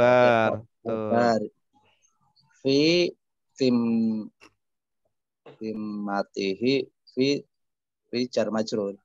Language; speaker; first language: Arabic; non-native, learner; Indonesian